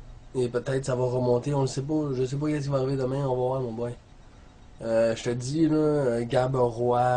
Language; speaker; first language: French; native; French